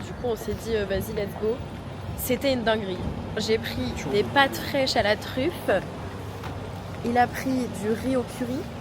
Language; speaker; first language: French; native; French